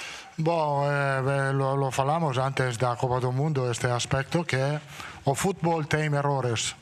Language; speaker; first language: Portuguese; non-native, learner; Italian